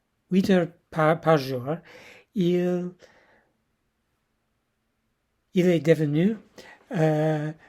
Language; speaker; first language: French; non-native, learner; English